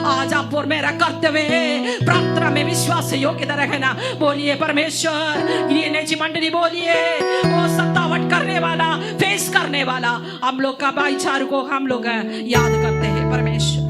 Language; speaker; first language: Hindi; non-native, local second language; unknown